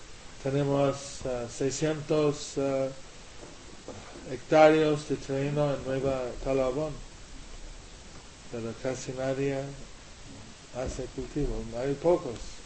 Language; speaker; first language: Spanish; non-native, learner; English